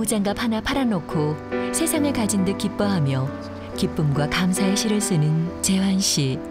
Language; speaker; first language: Korean; native; Korean